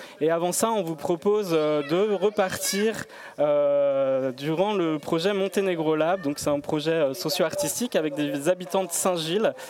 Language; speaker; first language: French; native; French